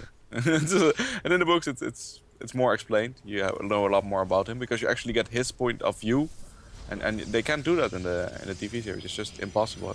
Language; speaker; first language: English; non-native, fluent; Dutch